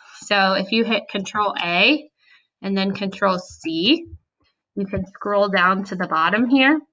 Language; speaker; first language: English; native; English